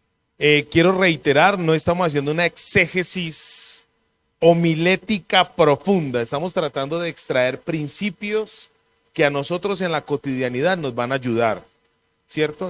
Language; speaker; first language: Spanish; native; Spanish